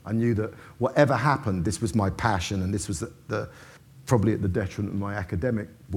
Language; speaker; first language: English; native; English